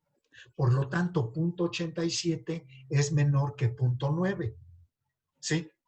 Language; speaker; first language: Spanish; native; Spanish